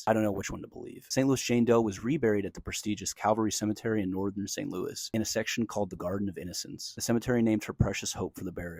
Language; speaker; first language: English; native; English